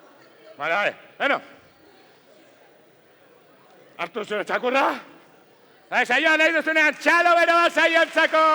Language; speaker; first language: Basque; non-native, local second language; Spanish